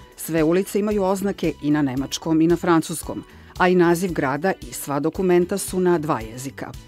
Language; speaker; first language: Serbian; native; Serbian